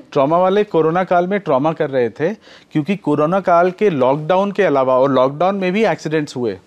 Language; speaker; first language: Hindi; native; Hindi